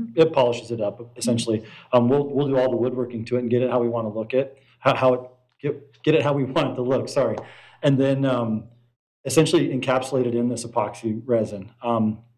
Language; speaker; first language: English; native; English